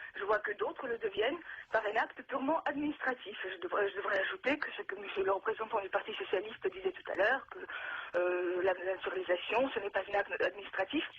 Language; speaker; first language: French; non-native, fluent; Russian